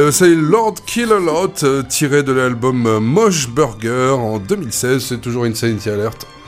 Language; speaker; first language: French; native; French